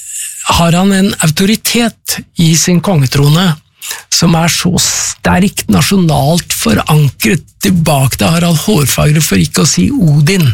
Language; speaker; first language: Norwegian; native; Norwegian